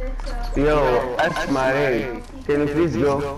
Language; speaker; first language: English; non-native, learner; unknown